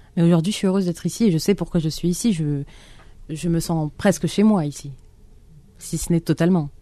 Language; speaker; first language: French; non-native, local second language; Arabic